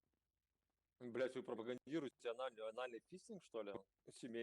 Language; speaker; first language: Russian; native; Russian